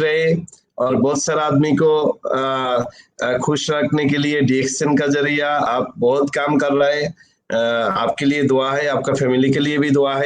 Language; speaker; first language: Hindi; non-native, learner; Bangla